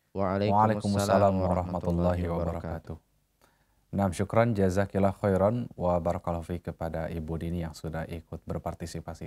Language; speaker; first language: Indonesian; native; Indonesian